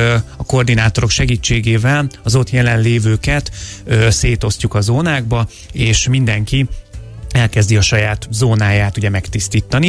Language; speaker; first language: Hungarian; native; Hungarian